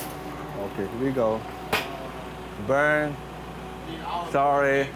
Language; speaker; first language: English; non-native, learner; Korean